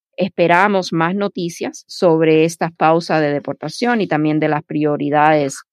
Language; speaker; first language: Spanish; early bilingual, heritage; Spanish